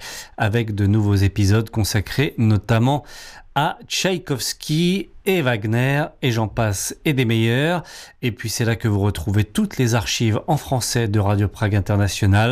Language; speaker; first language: French; native; French